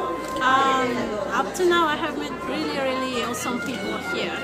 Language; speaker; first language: English; non-native, fluent; Spanish